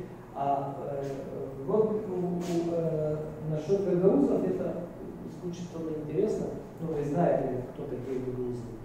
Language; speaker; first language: Russian; non-native, fluent; Bulgarian